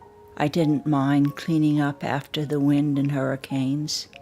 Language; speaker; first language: English; native; English